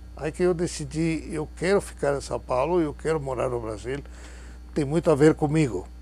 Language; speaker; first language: Portuguese; non-native, fluent; Spanish